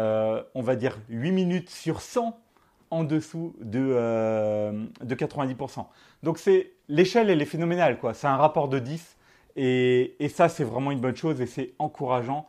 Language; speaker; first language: French; native; French